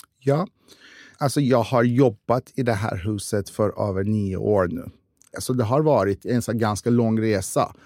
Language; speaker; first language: Swedish; non-native, fluent; Persian